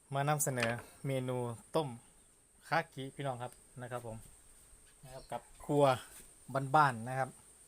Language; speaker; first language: Thai; native; Thai